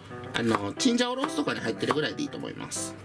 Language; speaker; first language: Japanese; native; Japanese